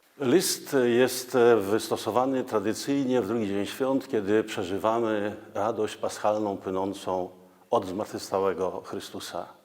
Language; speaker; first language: Polish; native; Polish